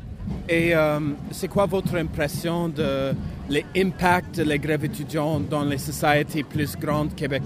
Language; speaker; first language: French; non-native, learner; English